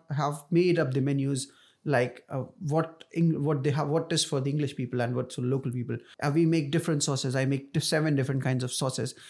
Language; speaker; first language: English; non-native, local second language; Punjabi